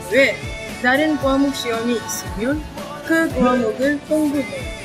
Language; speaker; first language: Korean; non-native, learner; Malay